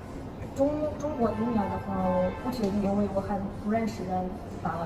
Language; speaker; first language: Chinese; non-native, fluent; Russian